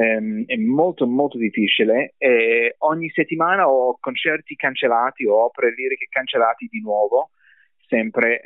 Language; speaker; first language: Italian; non-native, fluent; English